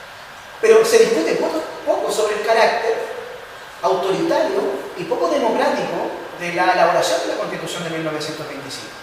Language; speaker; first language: Spanish; native; Spanish